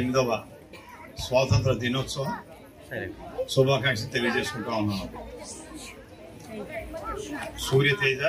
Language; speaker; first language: Telugu; native; Telugu